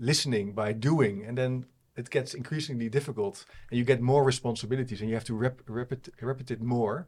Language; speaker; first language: English; non-native, fluent; Dutch